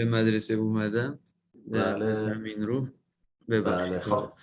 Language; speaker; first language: Persian; non-native, learner; Turkish